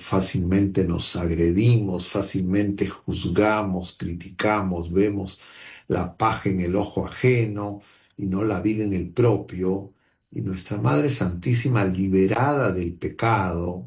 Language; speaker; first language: Spanish; native; Spanish